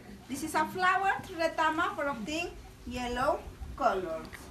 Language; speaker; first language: English; non-native, learner; Spanish